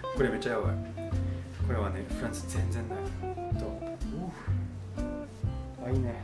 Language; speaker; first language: Japanese; non-native, learner; French